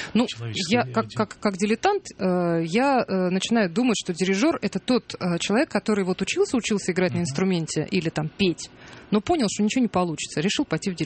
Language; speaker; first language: Russian; native; Russian